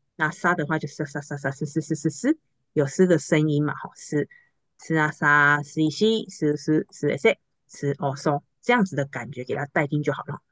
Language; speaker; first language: Chinese; native; Chinese